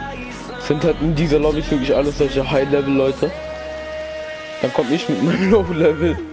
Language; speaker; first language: German; native; German